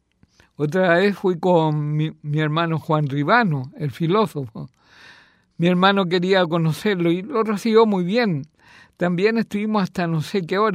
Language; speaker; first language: Spanish; native; Spanish